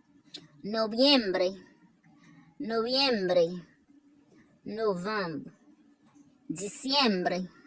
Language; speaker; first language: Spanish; non-native, fluent; Haitian Creole